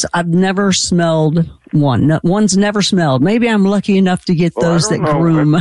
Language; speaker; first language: English; native; English